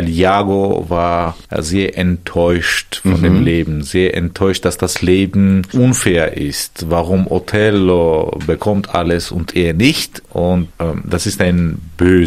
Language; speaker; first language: German; non-native, fluent; Armenian